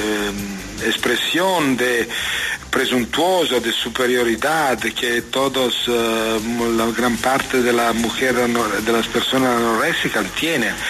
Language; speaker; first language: Spanish; non-native, learner; Italian